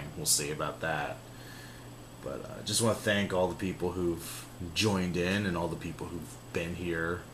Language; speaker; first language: English; native; English